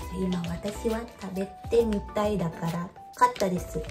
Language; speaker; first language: Japanese; non-native, learner; Indonesian